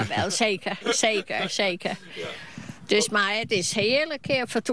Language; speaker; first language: Dutch; non-native, fluent; Finnish